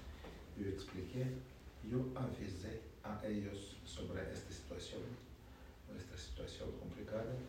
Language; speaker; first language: Spanish; non-native, learner; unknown